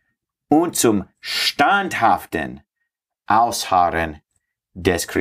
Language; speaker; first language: German; non-native, fluent; English